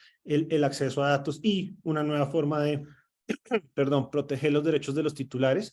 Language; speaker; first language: Spanish; native; Spanish